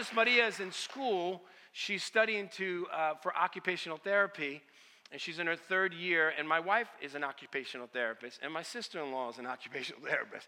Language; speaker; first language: English; early bilingual, other home language; Italian